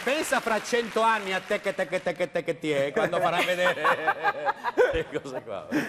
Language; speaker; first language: Italian; native; Italian